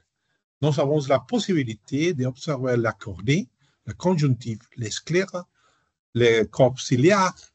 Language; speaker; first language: French; non-native, learner; Spanish